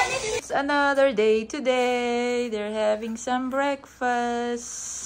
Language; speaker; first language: English; non-native, learner; Filipino